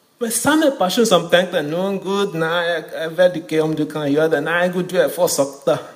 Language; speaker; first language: Norwegian; non-native, fluent; Yoruba